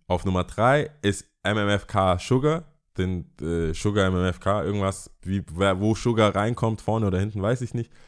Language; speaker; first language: German; early bilingual, other home language; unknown